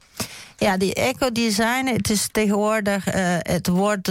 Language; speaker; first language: Dutch; non-native, fluent; Portuguese